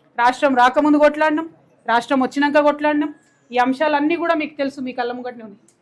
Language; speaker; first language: Telugu; native; Telugu